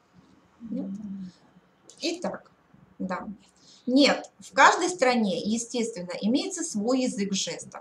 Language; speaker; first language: Russian; native; Russian